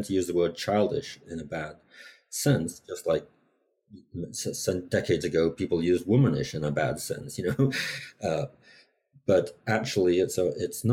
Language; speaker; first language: English; native; English